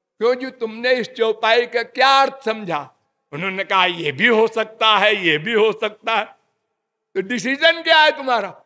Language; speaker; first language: Hindi; native; Hindi